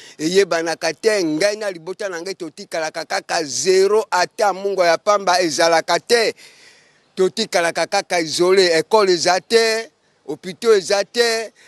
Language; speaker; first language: Lingala; non-native, local second language; Mongo